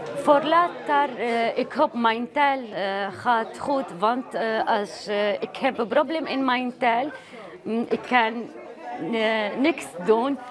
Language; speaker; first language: Dutch; non-native, learner; Arabic